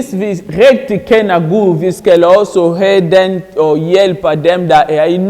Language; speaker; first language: Swedish; non-native, fluent; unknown